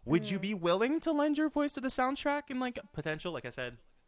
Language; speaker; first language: English; non-native, fluent; French